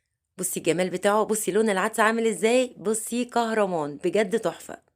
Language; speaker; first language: Arabic; native; Arabic